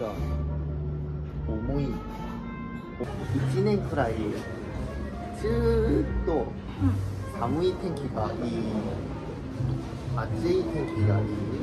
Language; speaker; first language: Japanese; non-native, fluent; Korean